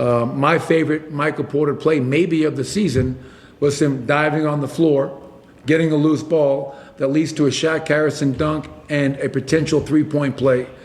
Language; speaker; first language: English; native; English